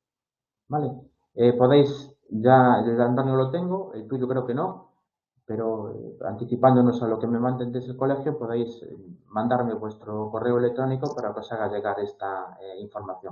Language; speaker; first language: Spanish; native; Spanish